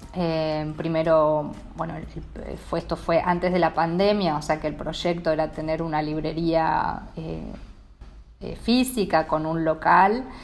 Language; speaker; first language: Spanish; native; Spanish